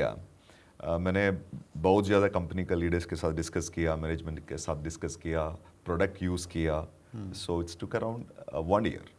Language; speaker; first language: Hindi; non-native, local second language; Malayalam